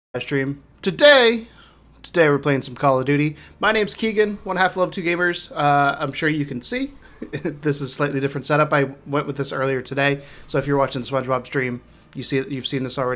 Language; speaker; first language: English; native; English